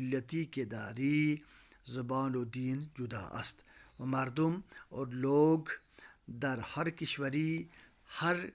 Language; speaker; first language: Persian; non-native, fluent; Urdu